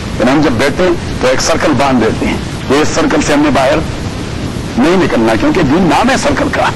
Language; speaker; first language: Urdu; non-native, local second language; Pashto